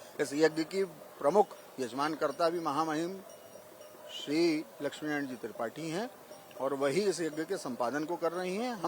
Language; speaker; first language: Hindi; native; Hindi